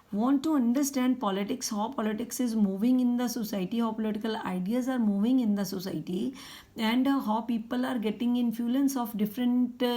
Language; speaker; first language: English; non-native, local second language; Punjabi